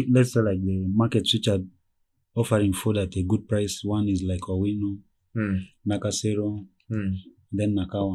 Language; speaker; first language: English; non-native, local second language; Ganda